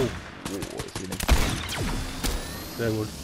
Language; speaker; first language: German; native; German